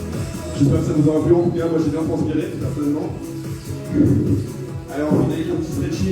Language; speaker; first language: French; native; French